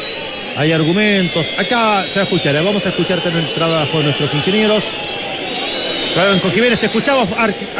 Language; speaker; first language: Spanish; native; Spanish